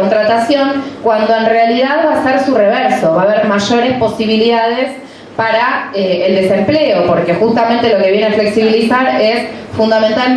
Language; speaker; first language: Spanish; native; Spanish